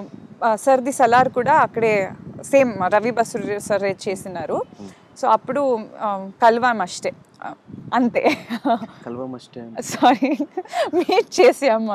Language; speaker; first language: Telugu; non-native, local second language; Kannada